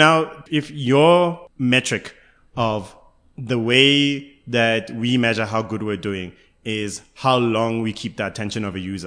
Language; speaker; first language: English; non-native, local second language; Tswana